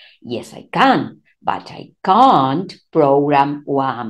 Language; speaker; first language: English; non-native, fluent; Spanish